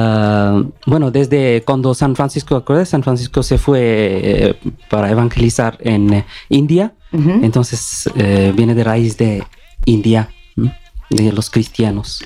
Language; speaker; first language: Spanish; non-native, learner; Bangla